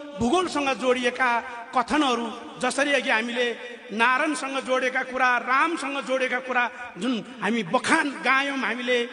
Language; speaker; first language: Nepali; non-native, local second language; Eastern Tamang